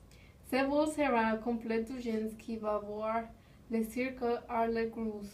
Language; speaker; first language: French; non-native, learner; English